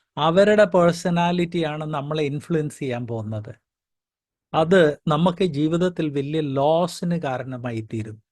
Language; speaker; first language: Malayalam; early bilingual, heritage; Malayalam